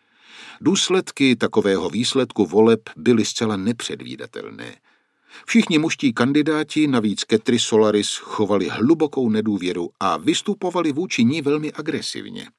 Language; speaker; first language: Czech; native; Czech